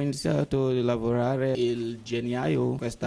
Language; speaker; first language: Italian; non-native, learner; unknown